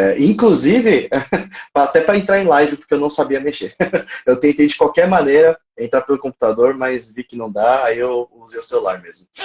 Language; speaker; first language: Portuguese; early bilingual, other home language; Japanese